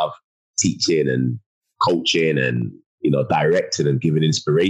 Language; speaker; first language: English; native; English